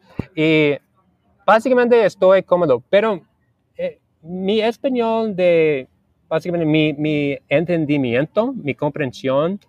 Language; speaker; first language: Spanish; non-native, learner; English